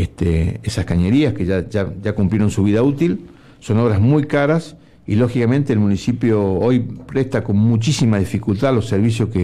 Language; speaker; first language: Spanish; native; Spanish